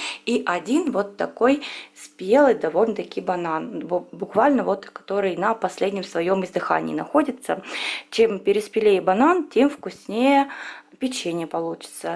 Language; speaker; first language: Russian; native; Russian